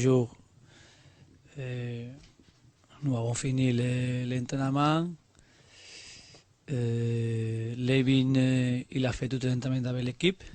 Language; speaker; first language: French; non-native, learner; Spanish